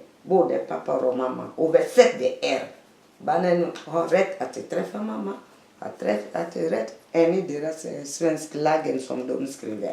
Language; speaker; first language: Swedish; non-native, fluent; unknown